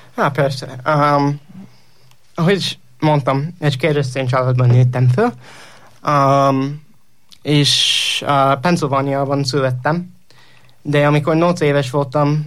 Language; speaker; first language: Hungarian; non-native, learner; English